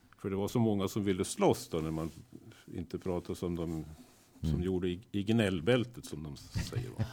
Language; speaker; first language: Swedish; native; Swedish